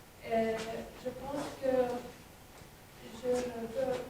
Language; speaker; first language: French; non-native, learner; Russian